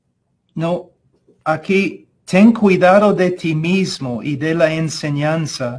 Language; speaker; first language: Spanish; non-native, fluent; English